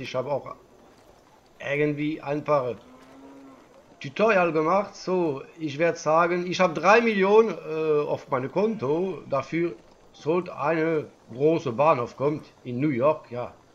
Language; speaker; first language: German; non-native, learner; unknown